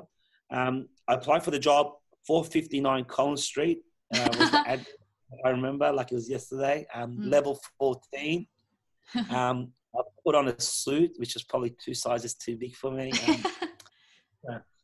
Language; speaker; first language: English; early bilingual, other home language; Persian